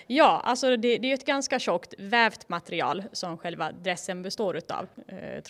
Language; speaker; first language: Swedish; native; Swedish